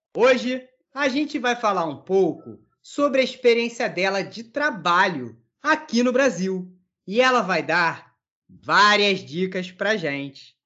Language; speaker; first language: Portuguese; native; Portuguese